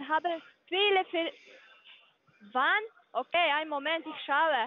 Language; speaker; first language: German; non-native, learner; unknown